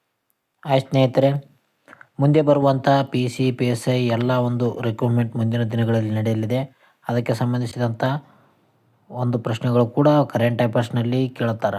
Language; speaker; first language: Kannada; native; Kannada